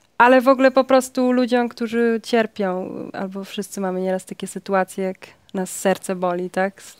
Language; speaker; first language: Polish; early bilingual, heritage; Polish